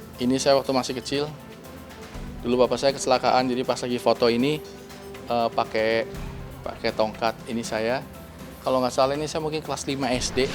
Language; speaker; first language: Indonesian; native; Indonesian